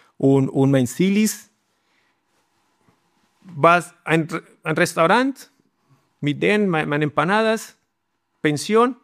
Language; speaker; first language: German; non-native, learner; Spanish